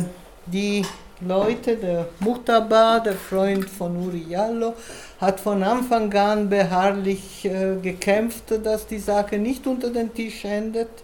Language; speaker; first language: German; non-native, fluent; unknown